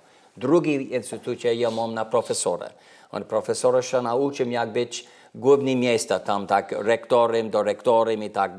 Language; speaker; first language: Polish; early bilingual, heritage; English